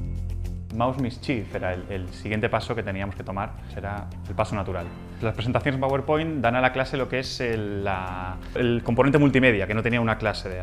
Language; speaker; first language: Spanish; native; Spanish